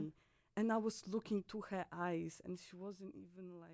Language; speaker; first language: English; non-native, fluent; Polish